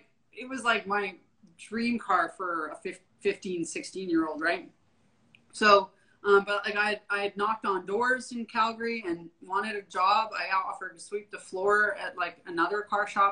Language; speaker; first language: English; native; English